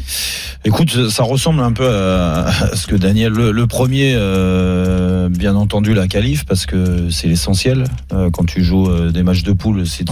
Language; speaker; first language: French; native; French